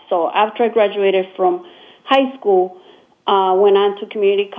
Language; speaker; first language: English; non-native, fluent; Spanish